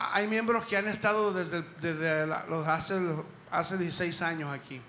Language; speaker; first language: Spanish; early bilingual, heritage; Spanish